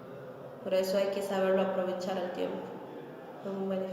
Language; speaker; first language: Spanish; native; Spanish